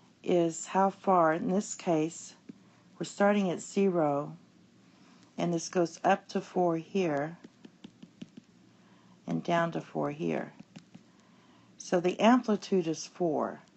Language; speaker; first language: English; native; English